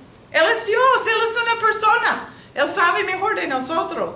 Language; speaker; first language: Spanish; non-native, learner; English